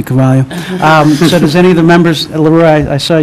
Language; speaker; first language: English; native; English